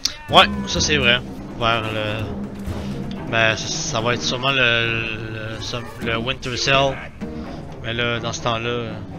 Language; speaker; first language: French; native; French